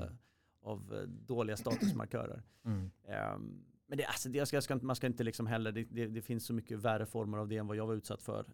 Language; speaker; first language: Swedish; native; Swedish